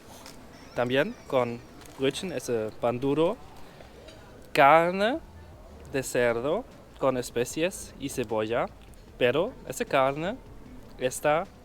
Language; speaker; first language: Spanish; non-native, learner; German